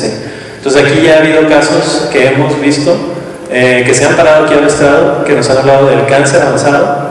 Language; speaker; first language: Spanish; native; Spanish